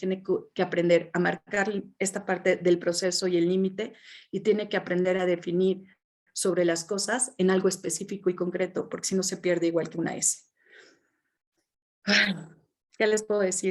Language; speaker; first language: Spanish; native; Spanish